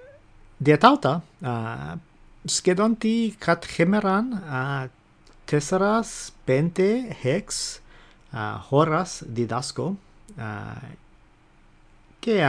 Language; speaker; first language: Greek; non-native, fluent; English